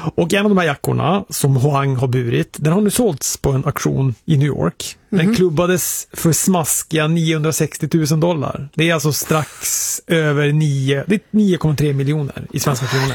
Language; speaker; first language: Swedish; native; Swedish